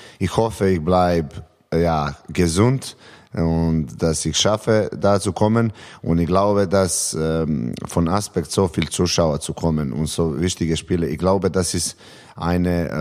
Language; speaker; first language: German; non-native, learner; Serbian